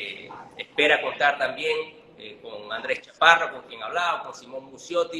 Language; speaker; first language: Spanish; native; Spanish